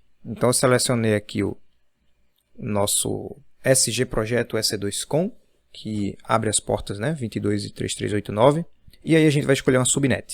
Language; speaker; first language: Portuguese; native; Portuguese